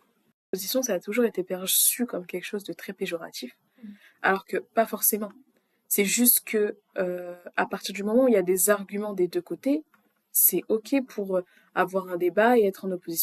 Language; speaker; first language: French; native; French